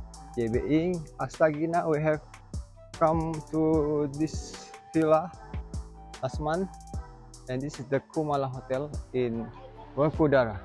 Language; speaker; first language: English; non-native, learner; Indonesian